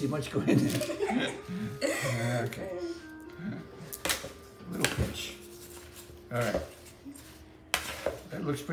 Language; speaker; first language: English; native; English